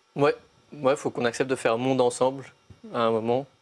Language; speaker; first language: French; native; French